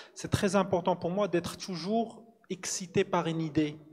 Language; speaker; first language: French; non-native, local second language; Arabic